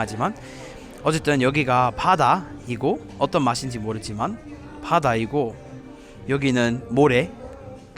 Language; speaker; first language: Korean; non-native, fluent; English